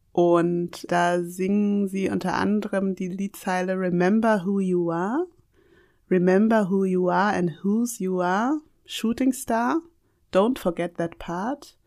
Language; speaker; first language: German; early bilingual, other home language; Yoruba